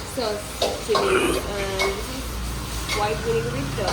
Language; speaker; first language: English; non-native, fluent; Sinhala